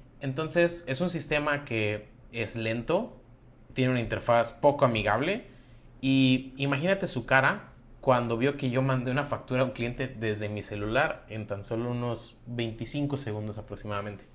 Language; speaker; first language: Spanish; native; Spanish